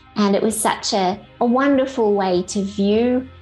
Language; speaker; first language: English; native; English